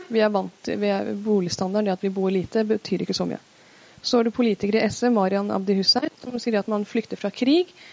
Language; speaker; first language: Norwegian; early bilingual, other home language; Persian